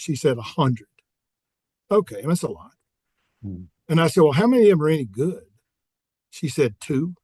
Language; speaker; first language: English; native; English